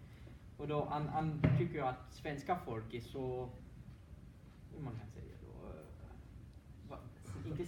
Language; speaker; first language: Swedish; non-native, fluent; French